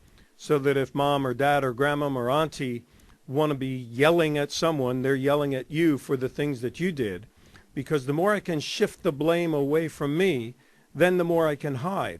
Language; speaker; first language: English; native; English